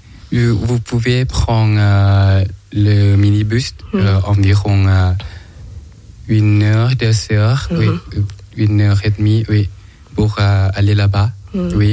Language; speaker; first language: French; non-native, learner; Thai